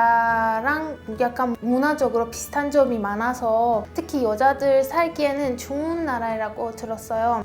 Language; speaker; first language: Korean; non-native, fluent; Persian